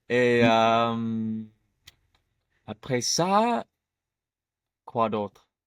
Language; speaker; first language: French; non-native, learner; English